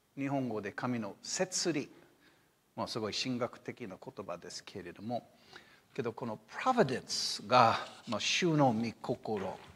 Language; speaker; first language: Japanese; non-native, fluent; English